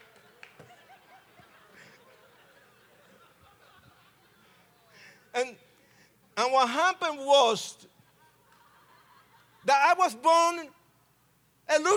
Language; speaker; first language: English; non-native, fluent; Spanish